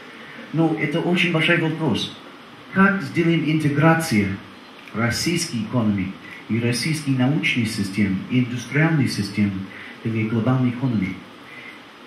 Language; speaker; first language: Russian; non-native, learner; English